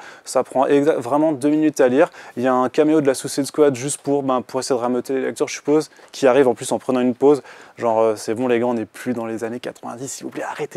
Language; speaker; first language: French; native; French